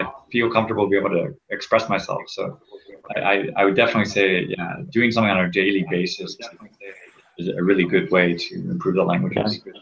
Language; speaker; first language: English; native; English